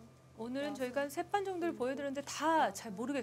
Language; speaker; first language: Korean; native; Korean